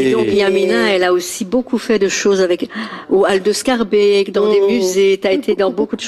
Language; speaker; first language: French; native; French